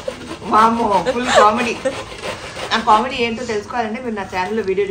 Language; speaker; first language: Telugu; native; Telugu